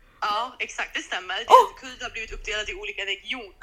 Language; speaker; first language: Swedish; early bilingual, other home language; Kurdish